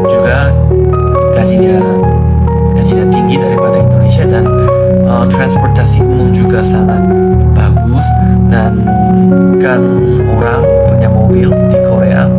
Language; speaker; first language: Indonesian; non-native, learner; Korean